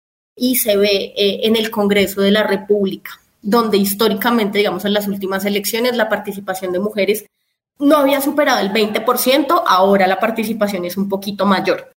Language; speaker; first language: Spanish; native; Spanish